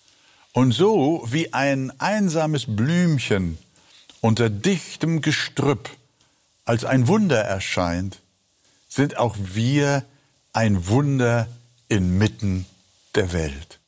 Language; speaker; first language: German; native; German